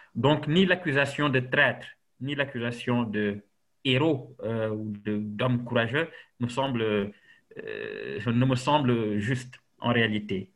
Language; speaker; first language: French; non-native, local second language; Serer